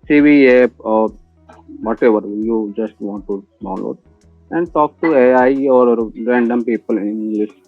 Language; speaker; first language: English; non-native, learner; Hindi